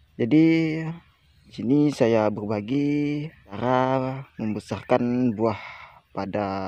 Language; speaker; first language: Indonesian; non-native, local second language; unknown